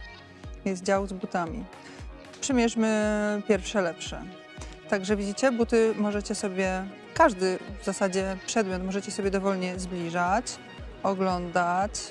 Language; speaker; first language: Polish; native; Polish